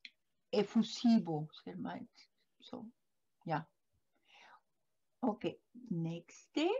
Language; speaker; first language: German; non-native, learner; Spanish